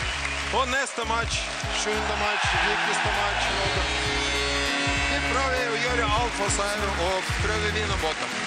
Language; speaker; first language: Norwegian; non-native, learner; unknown